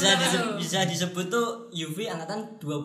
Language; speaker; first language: Indonesian; native; Indonesian